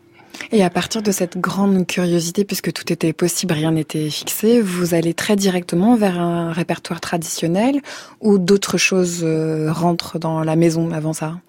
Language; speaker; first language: French; native; French